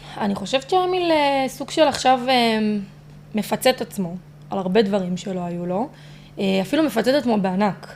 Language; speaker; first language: Hebrew; native; Hebrew